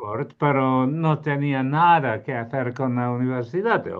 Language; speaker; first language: Spanish; non-native, fluent; English